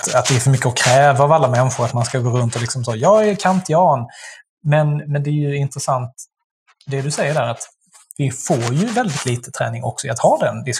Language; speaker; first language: Swedish; native; Swedish